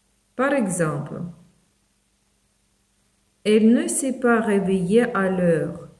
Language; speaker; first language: French; non-native, fluent; Ukrainian